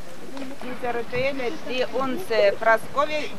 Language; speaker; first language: German; non-native, fluent; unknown